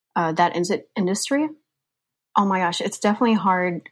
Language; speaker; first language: English; native; English